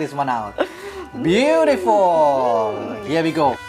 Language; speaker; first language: English; non-native, fluent; Indonesian